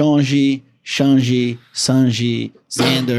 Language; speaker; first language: English; non-native, fluent; Portuguese